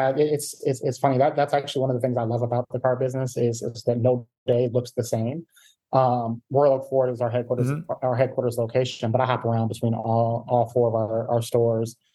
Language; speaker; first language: English; native; English